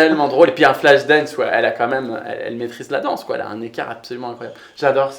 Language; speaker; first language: French; native; French